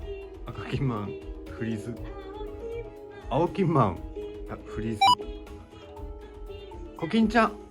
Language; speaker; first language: Japanese; native; Japanese